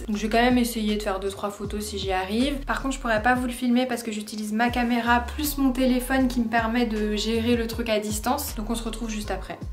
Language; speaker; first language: French; native; French